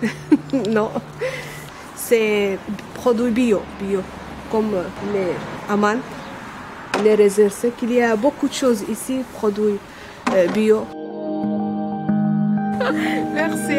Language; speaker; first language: French; non-native, learner; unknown